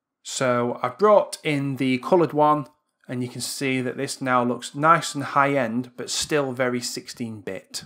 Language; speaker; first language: English; native; English